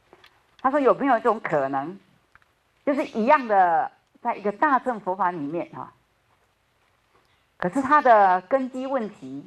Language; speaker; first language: Chinese; native; Chinese